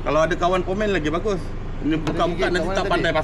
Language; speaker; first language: Malay; native; Malay